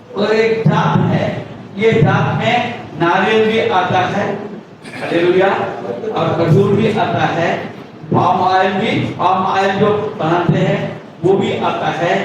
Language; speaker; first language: Hindi; non-native, local second language; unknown